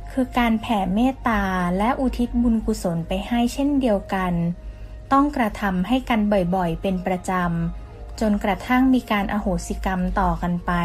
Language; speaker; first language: Thai; native; Thai